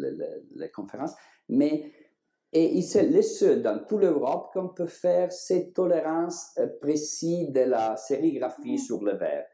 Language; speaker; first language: French; non-native, learner; Italian